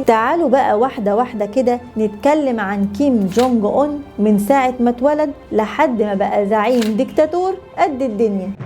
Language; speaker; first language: Arabic; native; Arabic